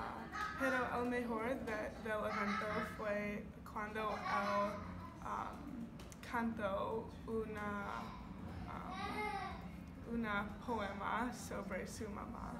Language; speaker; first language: Spanish; non-native, learner; English